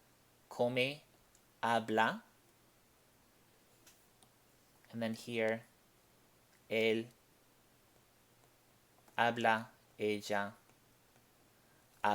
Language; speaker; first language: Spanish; non-native, fluent; English